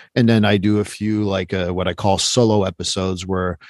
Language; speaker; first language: English; non-native, fluent; French